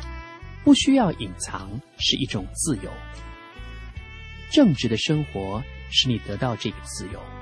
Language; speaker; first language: Chinese; native; Chinese